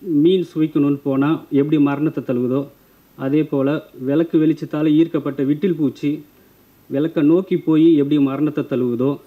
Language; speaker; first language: Tamil; native; Tamil